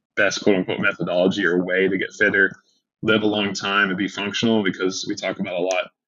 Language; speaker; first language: English; native; English